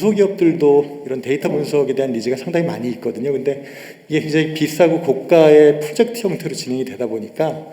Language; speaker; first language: Korean; native; Korean